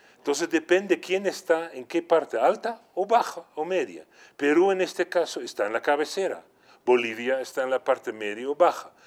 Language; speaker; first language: Spanish; non-native, fluent; Dutch